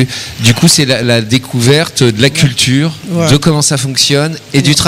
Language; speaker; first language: French; native; French